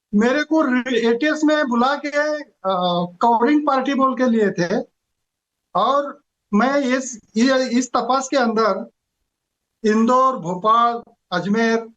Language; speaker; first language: Hindi; non-native, local second language; Marathi